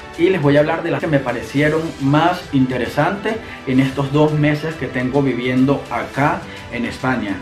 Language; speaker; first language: Spanish; native; Spanish